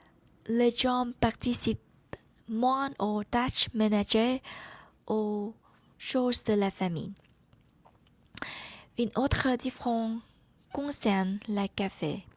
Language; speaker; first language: French; non-native, learner; Vietnamese